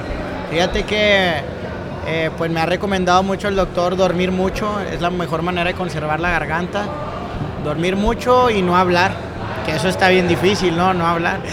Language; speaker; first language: Spanish; native; Spanish